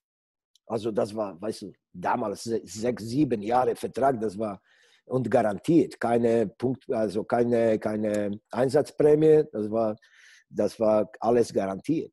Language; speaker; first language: German; non-native, fluent; Polish